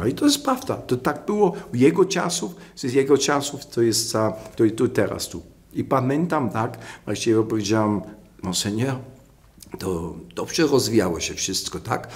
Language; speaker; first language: Polish; non-native, fluent; German